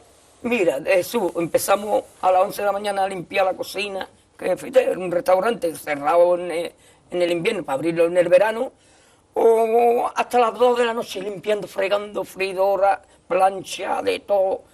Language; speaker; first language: Spanish; native; Spanish